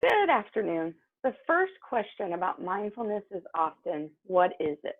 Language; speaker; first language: English; native; English